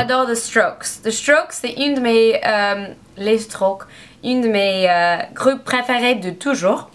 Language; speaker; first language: French; non-native, learner; English